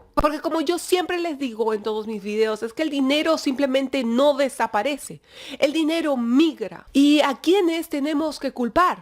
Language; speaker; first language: Spanish; native; Spanish